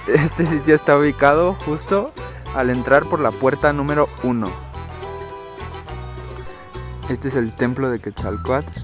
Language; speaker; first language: Spanish; native; Spanish